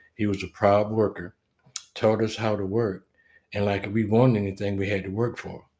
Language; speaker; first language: English; native; English